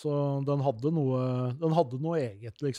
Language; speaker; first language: Norwegian; native; Norwegian